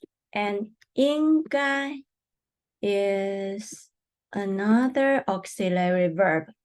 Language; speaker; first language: English; non-native, fluent; Chinese